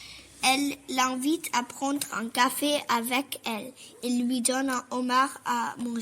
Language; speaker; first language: French; early bilingual, heritage; French